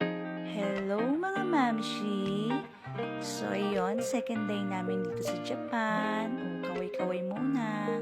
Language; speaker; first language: Filipino; native; Filipino